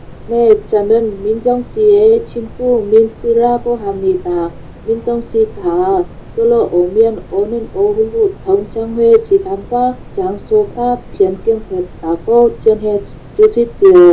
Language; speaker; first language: Korean; non-native, learner; Vietnamese